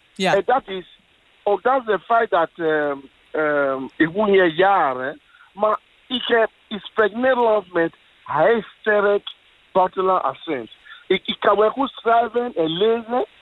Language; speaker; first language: Dutch; non-native, fluent; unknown